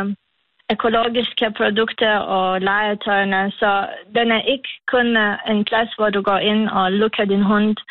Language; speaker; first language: Danish; non-native, learner; Lithuanian